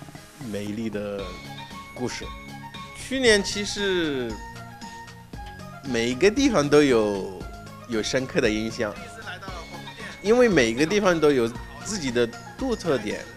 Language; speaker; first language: Chinese; non-native, fluent; Arabic